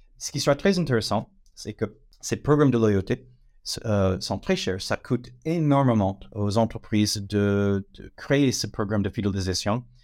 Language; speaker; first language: French; non-native, fluent; English